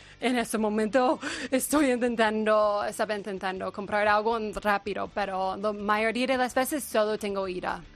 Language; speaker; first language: Spanish; non-native, fluent; English